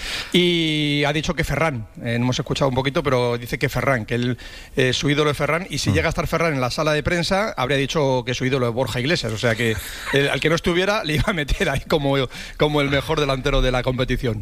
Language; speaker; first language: Spanish; native; Spanish